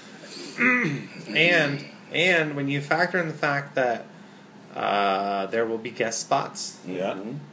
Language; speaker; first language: English; native; English